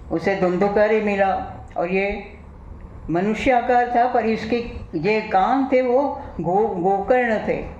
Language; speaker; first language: Hindi; non-native, local second language; Gujarati